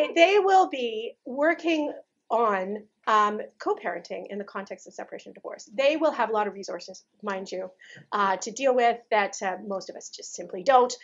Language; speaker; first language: English; native; English